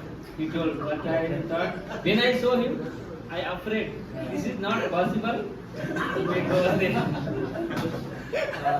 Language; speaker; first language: English; non-native, learner; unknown